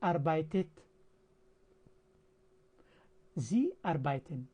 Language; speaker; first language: German; non-native, fluent; Pashto